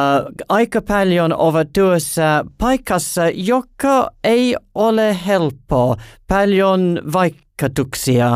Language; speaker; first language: Finnish; non-native, learner; English